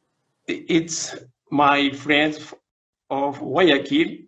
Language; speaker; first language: English; non-native, learner; Spanish